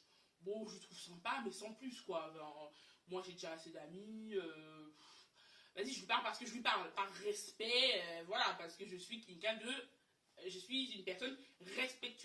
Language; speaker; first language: French; native; French